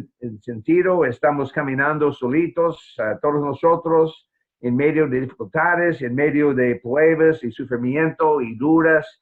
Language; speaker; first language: Spanish; non-native, fluent; English